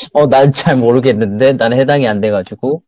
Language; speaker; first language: Korean; native; Korean